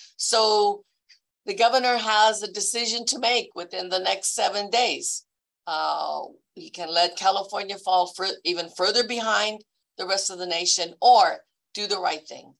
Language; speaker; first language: English; early bilingual, other home language; Spanish